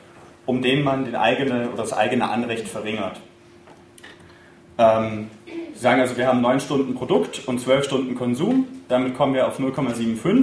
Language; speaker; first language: German; native; German